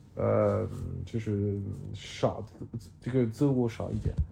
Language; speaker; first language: Chinese; non-native, fluent; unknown